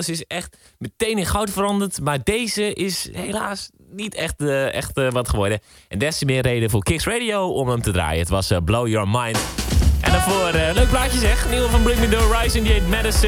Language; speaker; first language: Dutch; native; Dutch